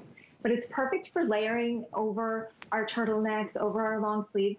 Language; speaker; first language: English; native; English